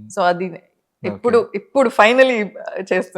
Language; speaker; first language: Telugu; non-native, fluent; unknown